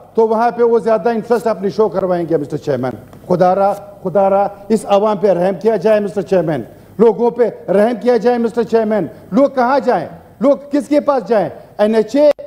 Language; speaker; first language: Urdu; non-native, local second language; Pashto